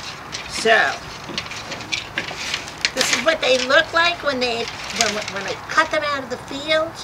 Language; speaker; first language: English; native; English